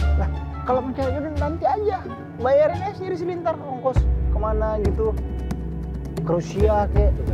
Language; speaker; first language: Indonesian; native; Indonesian